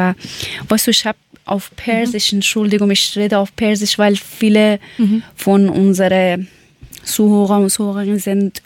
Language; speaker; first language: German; non-native, learner; Persian